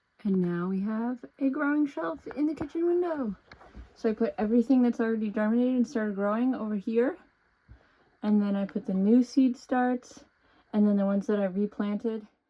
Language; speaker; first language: English; native; English